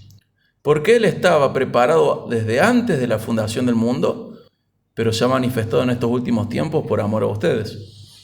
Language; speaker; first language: Spanish; native; Spanish